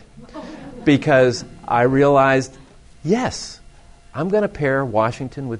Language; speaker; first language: English; native; English